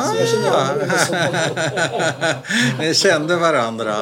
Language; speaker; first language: Swedish; early bilingual, other home language; Arabic